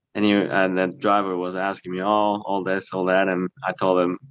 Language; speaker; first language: English; early bilingual, other home language; Korean